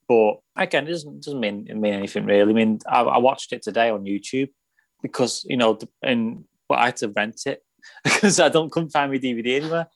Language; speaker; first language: English; native; English